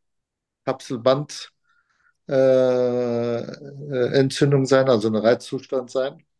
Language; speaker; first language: German; non-native, fluent; Turkish